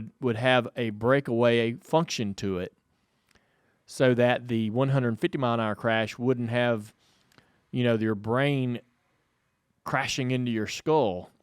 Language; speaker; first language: English; native; English